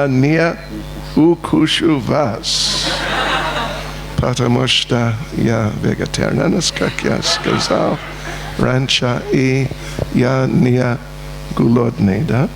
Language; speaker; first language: Russian; non-native, learner; English